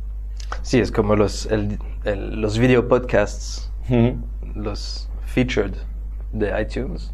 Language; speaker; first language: Spanish; non-native, fluent; French